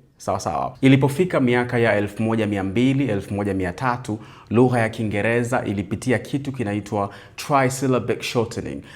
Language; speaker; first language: Swahili; native; Swahili